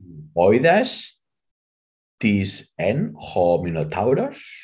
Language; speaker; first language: Greek; non-native, fluent; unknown